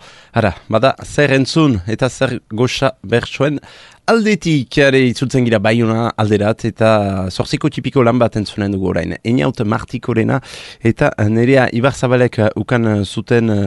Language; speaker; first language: Basque; native; Basque